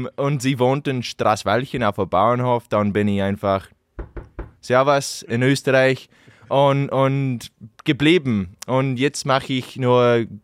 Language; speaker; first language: German; non-native, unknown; English